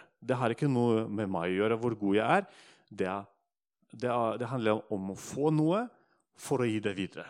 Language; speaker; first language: Norwegian; non-native, fluent; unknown